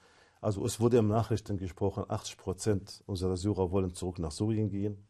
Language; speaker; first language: German; non-native, fluent; Arabic